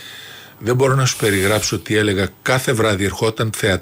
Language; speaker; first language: Greek; native; Greek